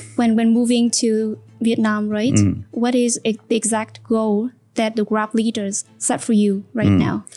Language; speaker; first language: English; non-native, fluent; Vietnamese